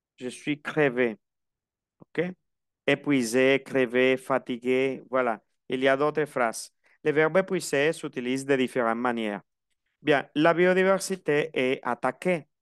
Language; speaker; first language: French; non-native, fluent; Spanish